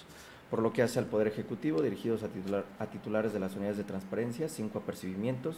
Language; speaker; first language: Spanish; native; Spanish